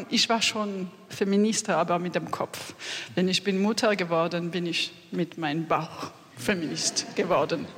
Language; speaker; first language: German; non-native, learner; French